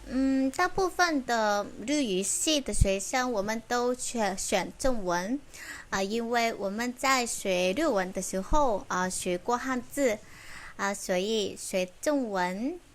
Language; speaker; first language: Chinese; non-native, fluent; Vietnamese